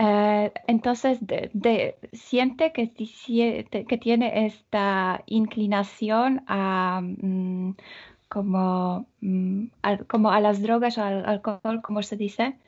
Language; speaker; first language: Spanish; non-native, fluent; Polish